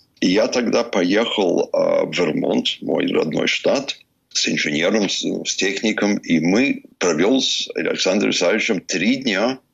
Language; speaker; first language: Russian; early bilingual, heritage; Russian